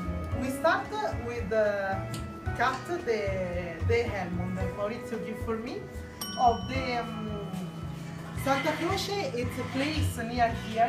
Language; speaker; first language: English; non-native, learner; Italian